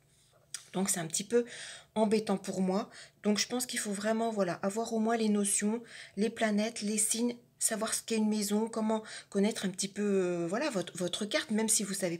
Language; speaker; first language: French; native; French